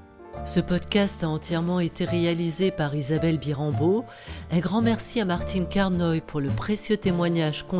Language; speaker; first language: French; native; French